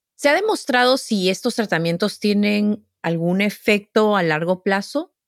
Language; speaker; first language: Spanish; native; Spanish